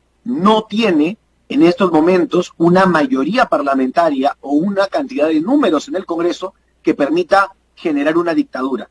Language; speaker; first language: Spanish; native; Spanish